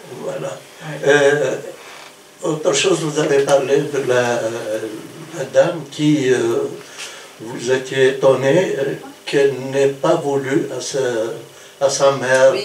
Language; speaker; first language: French; non-native, local second language; Kabyle